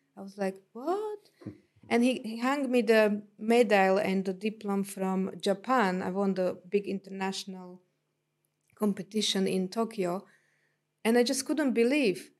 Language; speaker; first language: English; non-native, fluent; Slovak